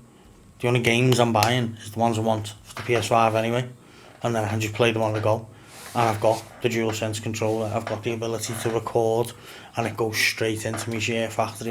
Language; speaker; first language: English; native; English